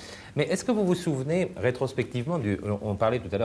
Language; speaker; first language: French; native; French